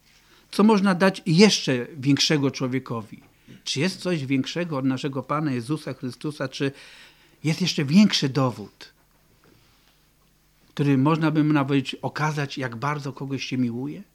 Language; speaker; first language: Polish; native; Polish